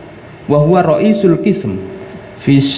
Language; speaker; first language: Arabic; non-native, learner; Indonesian